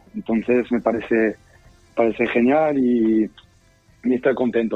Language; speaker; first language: Spanish; non-native, fluent; French